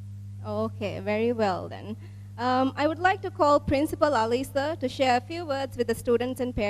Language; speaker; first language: English; non-native, local second language; Divehi